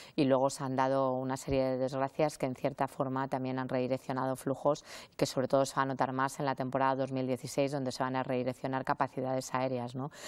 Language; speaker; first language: Spanish; native; Spanish